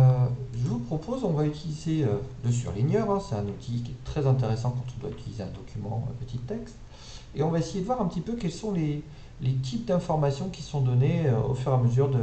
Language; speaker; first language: French; native; French